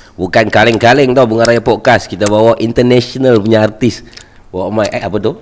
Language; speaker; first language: Malay; native; Malay